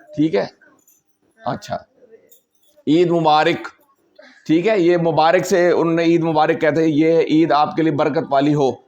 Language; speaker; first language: Urdu; non-native, local second language; Punjabi